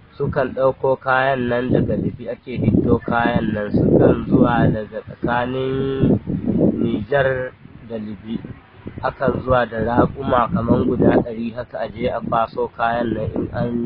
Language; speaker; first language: Hausa; non-native, local second language; Fula